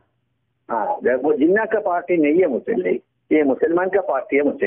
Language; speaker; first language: Hindi; non-native, local second language; Malayalam